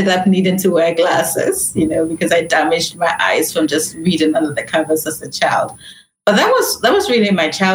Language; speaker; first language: English; non-native, local second language; Akan